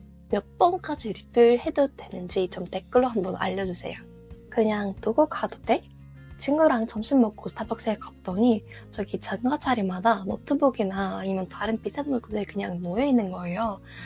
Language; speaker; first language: Korean; non-native, fluent; Russian